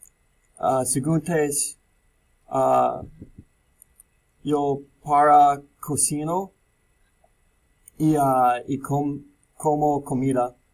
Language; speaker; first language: Spanish; non-native, learner; English